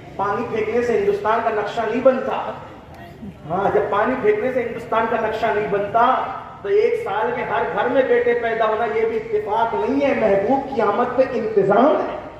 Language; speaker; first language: Urdu; native; Urdu